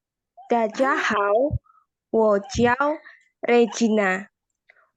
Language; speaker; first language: Chinese; non-native, learner; Indonesian